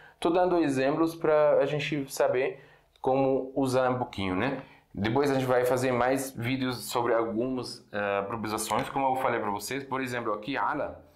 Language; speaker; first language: Portuguese; non-native, fluent; Arabic